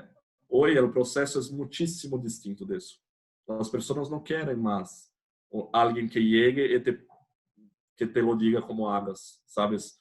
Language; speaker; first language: Spanish; non-native, fluent; Portuguese